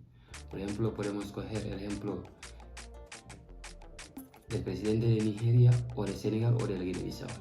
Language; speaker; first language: Spanish; non-native, fluent; Fula